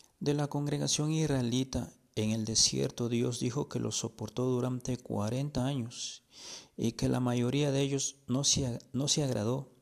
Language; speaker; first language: Spanish; native; Spanish